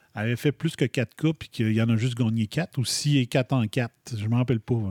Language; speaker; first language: French; native; French